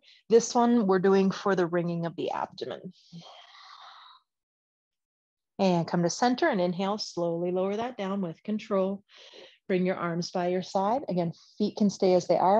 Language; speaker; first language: English; native; English